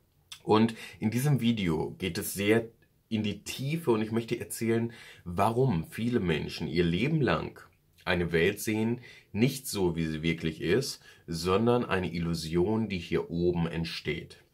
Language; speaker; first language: German; native; German